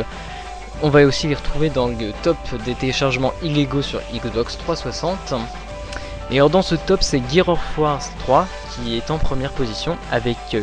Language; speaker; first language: French; native; French